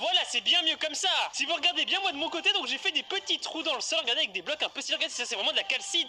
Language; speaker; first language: French; native; French